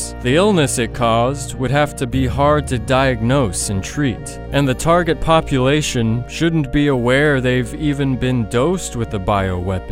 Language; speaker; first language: English; native; English